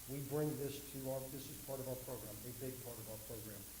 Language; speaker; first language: English; native; English